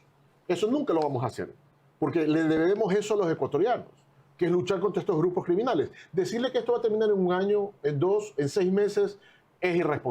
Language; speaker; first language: Spanish; native; Spanish